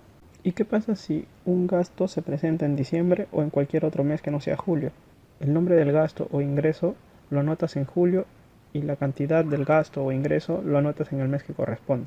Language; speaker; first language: Spanish; native; Spanish